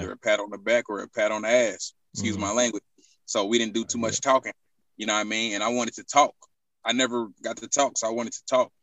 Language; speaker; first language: English; native; English